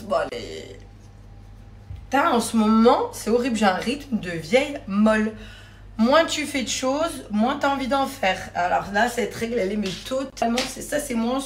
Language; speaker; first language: French; native; French